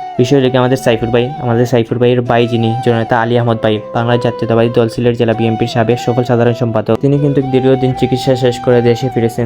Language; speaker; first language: Bangla; native; Bangla